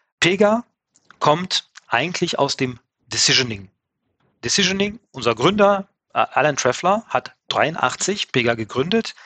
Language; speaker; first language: German; non-native, fluent; French